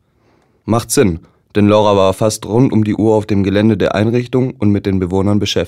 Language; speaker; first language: German; native; German